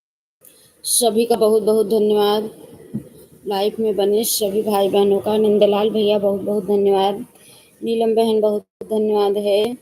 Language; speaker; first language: Hindi; non-native, local second language; Awadhi